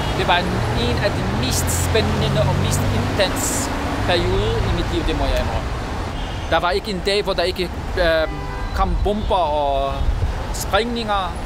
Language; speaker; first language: Danish; non-native, fluent; Arabic